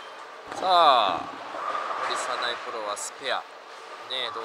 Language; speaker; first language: Japanese; native; Japanese